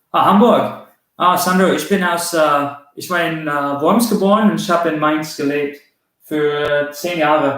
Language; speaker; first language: German; early bilingual, heritage; German